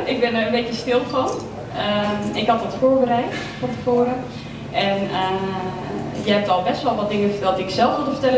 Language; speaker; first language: Dutch; native; Dutch